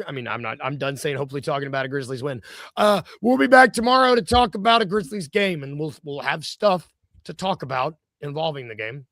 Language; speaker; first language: English; native; English